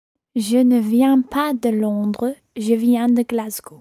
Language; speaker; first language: French; non-native, learner; English